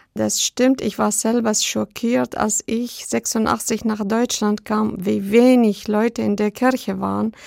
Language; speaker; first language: German; non-native, fluent; Arabic